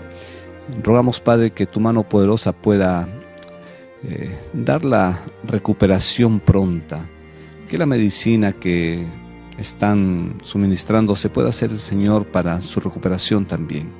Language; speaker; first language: Spanish; native; Spanish